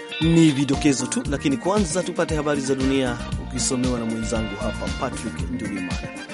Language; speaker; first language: Swahili; non-native, local second language; Kikuyu